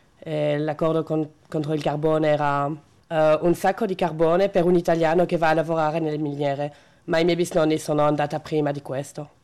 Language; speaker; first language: Italian; early bilingual, heritage; French